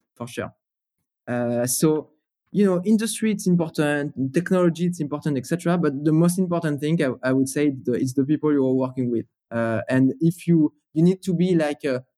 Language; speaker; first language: English; non-native, fluent; French